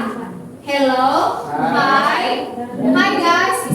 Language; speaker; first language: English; non-native, fluent; Indonesian